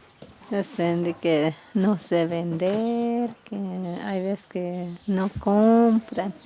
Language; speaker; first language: Spanish; non-native, local second language; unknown